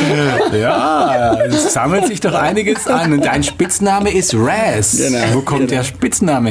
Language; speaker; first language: German; native; German